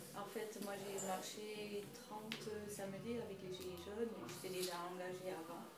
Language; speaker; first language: French; non-native, fluent; Dutch